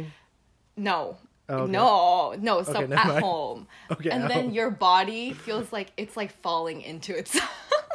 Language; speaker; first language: English; native; English